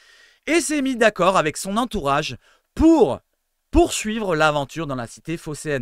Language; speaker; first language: French; native; French